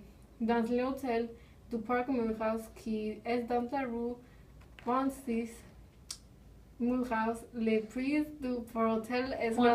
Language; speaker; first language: French; non-native, learner; English